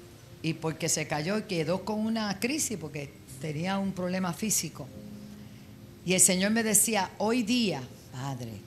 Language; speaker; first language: Spanish; native; Spanish